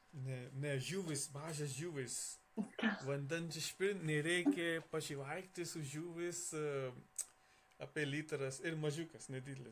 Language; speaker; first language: Lithuanian; non-native, learner; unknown